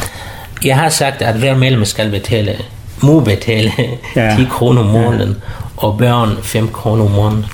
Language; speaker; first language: Danish; non-native, learner; Kurdish